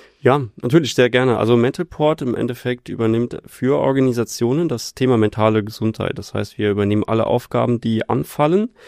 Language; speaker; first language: German; native; German